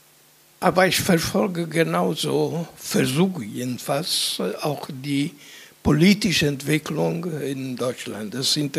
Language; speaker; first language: German; non-native, fluent; Italian